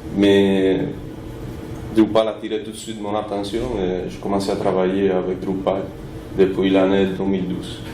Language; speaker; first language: French; non-native, fluent; Spanish